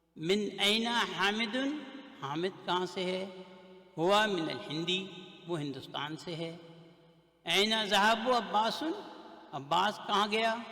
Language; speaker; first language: Urdu; native; Urdu